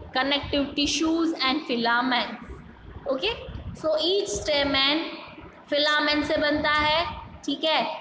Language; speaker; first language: Hindi; non-native, local second language; Gujarati